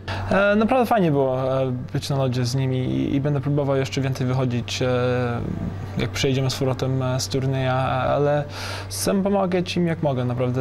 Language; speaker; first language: Polish; early bilingual, heritage; English